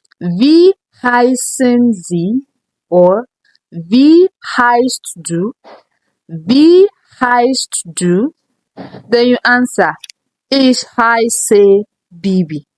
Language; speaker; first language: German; non-native, learner; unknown